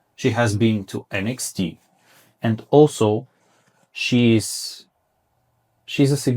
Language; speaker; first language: English; non-native, fluent; Bulgarian